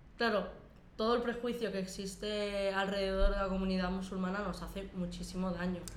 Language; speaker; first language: Spanish; early bilingual, other home language; Arabic